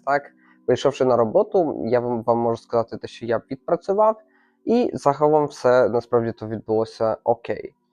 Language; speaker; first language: Ukrainian; native; Ukrainian